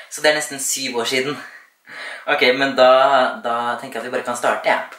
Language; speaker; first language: Norwegian; native; Norwegian